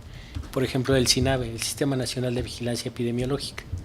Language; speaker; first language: Spanish; native; Spanish